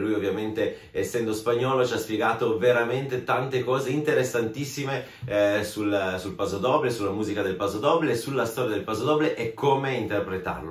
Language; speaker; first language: Italian; native; Italian